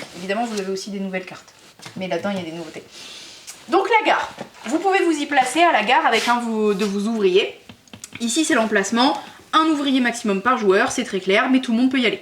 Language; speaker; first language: French; native; French